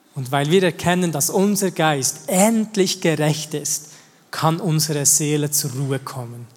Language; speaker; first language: German; native; German